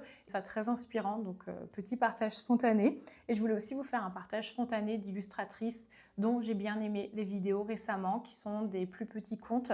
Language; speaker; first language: French; native; French